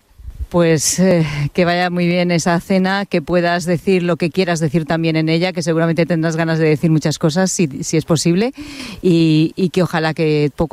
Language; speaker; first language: Spanish; native; Spanish